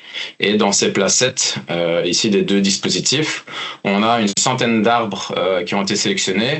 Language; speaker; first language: French; native; French